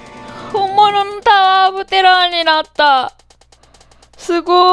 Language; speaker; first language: Japanese; native; Japanese